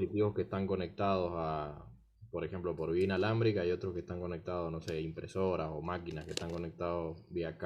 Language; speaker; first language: Spanish; native; Spanish